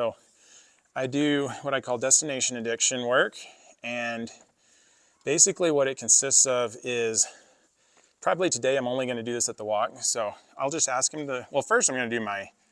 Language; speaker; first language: English; native; English